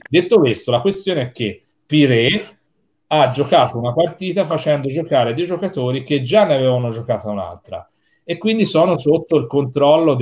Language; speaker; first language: Italian; native; Italian